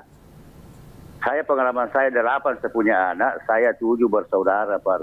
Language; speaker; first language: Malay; non-native, local second language; Buginese